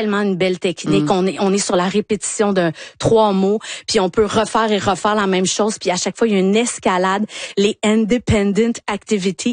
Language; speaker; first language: French; native; French